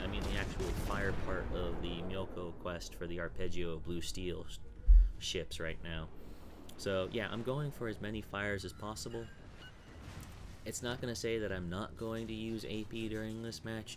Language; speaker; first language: English; native; English